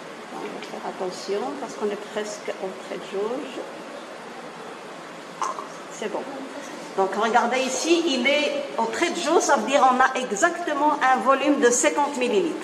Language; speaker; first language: French; non-native, local second language; Arabic